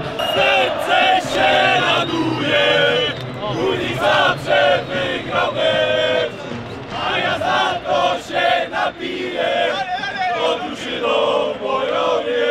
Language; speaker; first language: Polish; native; Polish